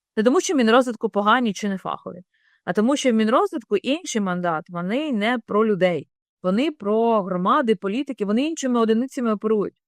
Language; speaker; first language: Ukrainian; native; Ukrainian